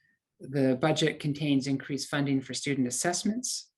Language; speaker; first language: English; native; English